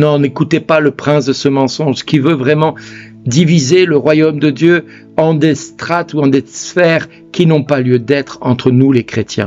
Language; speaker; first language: French; native; French